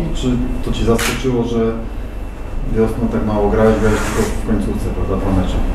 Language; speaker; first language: Polish; native; Polish